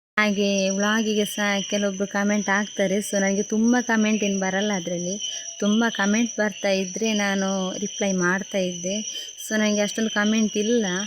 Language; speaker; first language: Kannada; native; Kannada